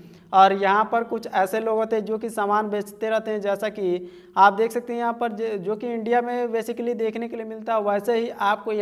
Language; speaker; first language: Hindi; native; Hindi